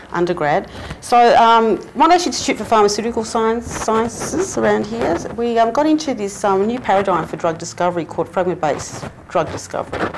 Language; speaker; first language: English; native; English